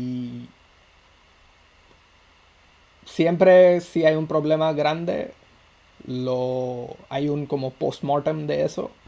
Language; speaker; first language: Spanish; non-native, fluent; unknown